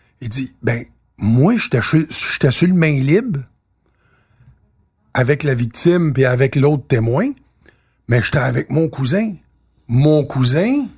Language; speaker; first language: French; native; French